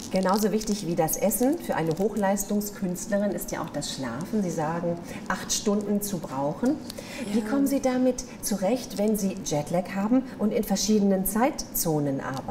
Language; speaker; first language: German; native; German